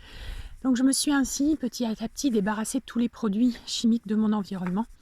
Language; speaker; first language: French; native; French